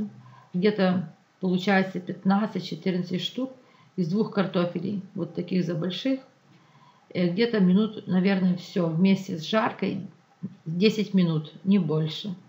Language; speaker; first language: Russian; non-native, local second language; Ukrainian